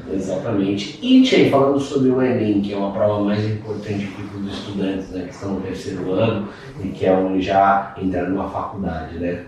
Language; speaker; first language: Portuguese; native; Portuguese